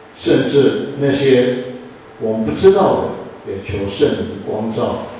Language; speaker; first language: Chinese; native; Chinese